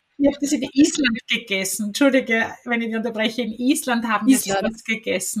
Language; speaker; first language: German; native; German